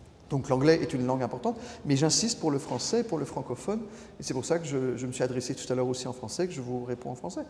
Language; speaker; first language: French; non-native, local second language; Luxembourgish